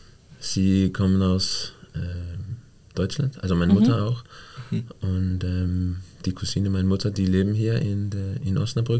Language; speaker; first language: German; non-native, fluent; Danish